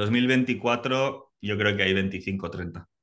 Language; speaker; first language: Spanish; native; Spanish